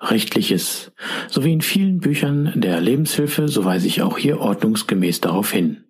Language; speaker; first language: German; native; German